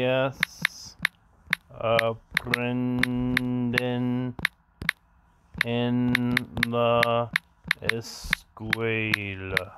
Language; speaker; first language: Spanish; non-native, learner; English